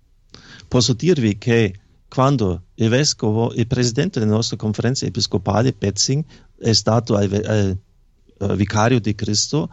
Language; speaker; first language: Italian; non-native, fluent; German